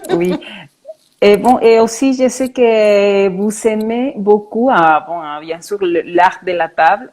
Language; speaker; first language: French; non-native, fluent; Spanish